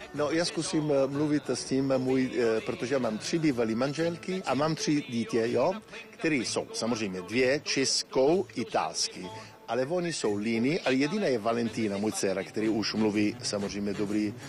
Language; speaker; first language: Czech; non-native, fluent; Italian